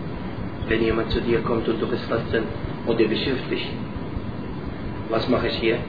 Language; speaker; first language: German; non-native, learner; Arabic